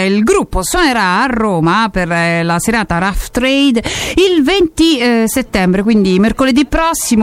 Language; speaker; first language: Italian; native; Italian